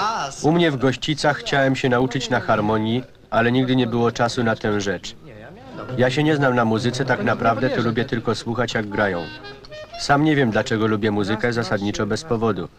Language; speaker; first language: Polish; native; Polish